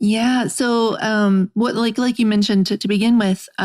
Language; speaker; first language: English; native; English